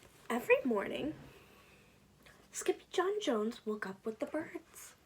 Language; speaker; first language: English; native; English